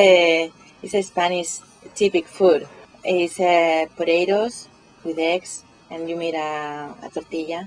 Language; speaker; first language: English; non-native, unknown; Spanish